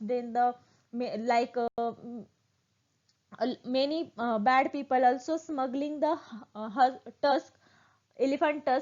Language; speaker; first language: English; non-native, local second language; Marathi